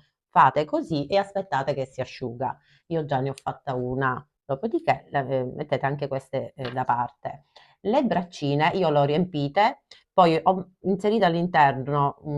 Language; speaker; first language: Italian; native; Italian